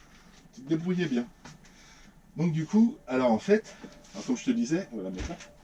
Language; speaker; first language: French; native; French